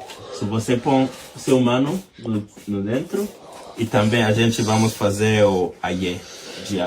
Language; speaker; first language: Portuguese; non-native, learner; English